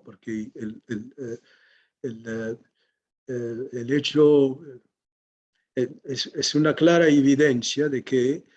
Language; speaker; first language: Spanish; non-native, fluent; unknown